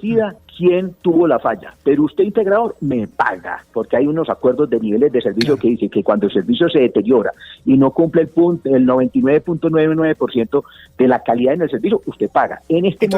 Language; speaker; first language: Spanish; native; Spanish